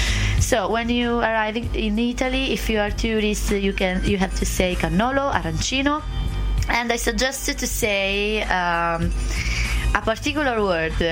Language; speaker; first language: English; non-native, learner; Italian